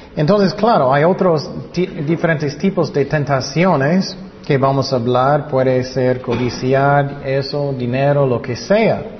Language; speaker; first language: Spanish; non-native, fluent; English